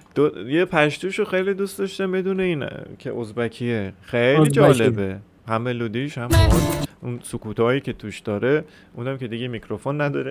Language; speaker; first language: Persian; native; Persian